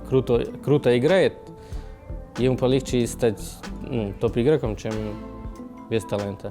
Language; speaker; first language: Russian; non-native, learner; Slovak